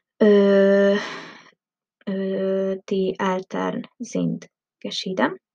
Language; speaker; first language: German; non-native, learner; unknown